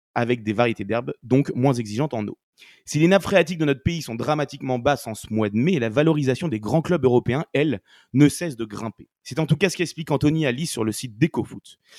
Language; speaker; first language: French; native; French